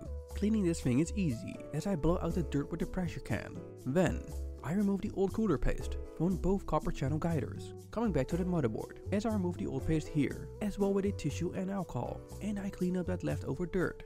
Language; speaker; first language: English; non-native, fluent; Dutch